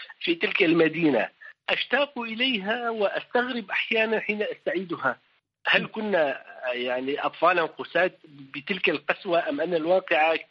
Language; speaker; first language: Arabic; non-native, local second language; Kurdish